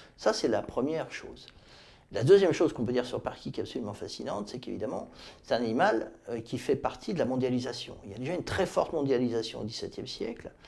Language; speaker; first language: French; native; French